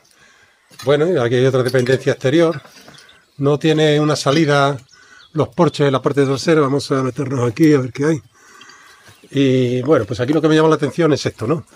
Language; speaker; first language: Spanish; native; Spanish